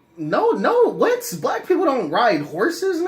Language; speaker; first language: English; native; English